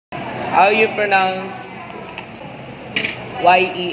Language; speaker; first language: English; non-native, local second language; Filipino